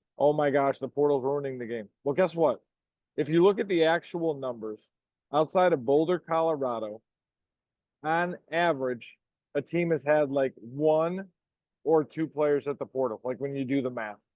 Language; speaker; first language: English; native; English